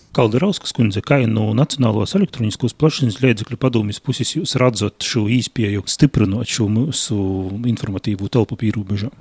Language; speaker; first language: Latvian; native; Latvian